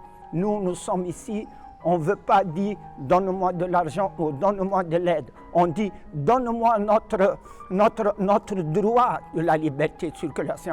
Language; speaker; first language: French; non-native, local second language; Arabic